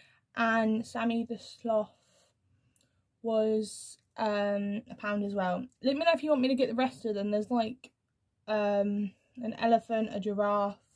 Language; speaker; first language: English; native; English